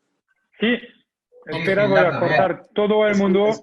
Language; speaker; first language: Spanish; non-native, fluent; French